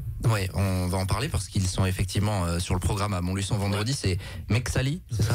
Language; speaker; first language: French; native; French